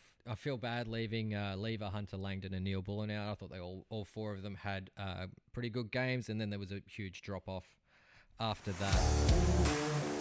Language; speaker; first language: English; native; English